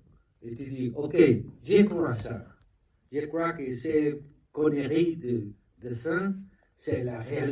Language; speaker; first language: French; non-native, learner; Spanish